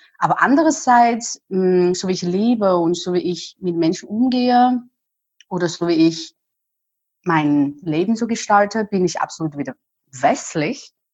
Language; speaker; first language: German; non-native, fluent; Chinese